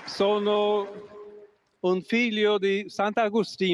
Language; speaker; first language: Italian; non-native, fluent; English